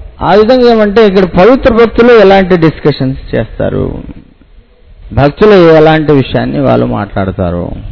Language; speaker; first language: Telugu; non-native, fluent; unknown